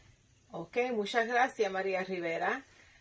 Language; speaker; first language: Spanish; early bilingual, heritage; Spanish